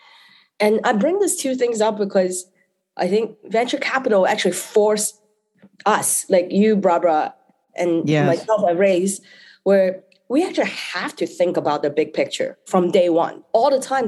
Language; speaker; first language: English; non-native, local second language; Cantonese